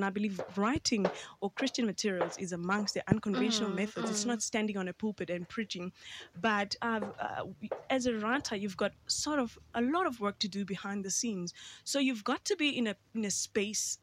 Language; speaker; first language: English; non-native, local second language; Xhosa